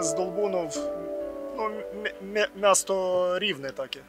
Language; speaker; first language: Polish; non-native, learner; Ukrainian